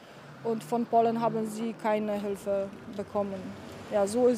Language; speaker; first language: German; non-native, learner; Polish